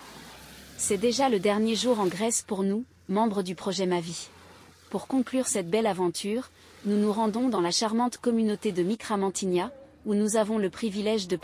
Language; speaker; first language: French; native; French